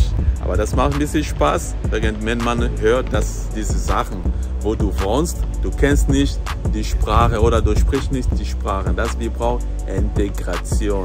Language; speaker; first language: German; non-native, learner; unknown